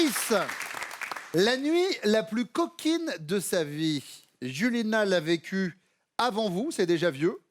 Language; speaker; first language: French; native; French